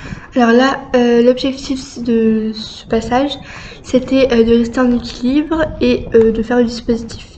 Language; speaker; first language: French; native; French